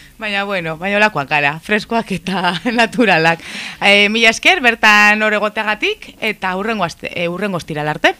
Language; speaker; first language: Basque; native; Basque